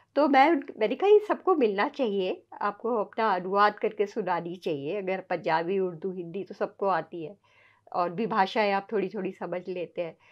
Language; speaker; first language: Hindi; native; Hindi